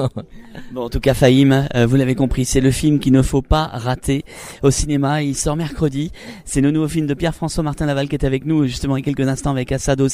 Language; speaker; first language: French; native; French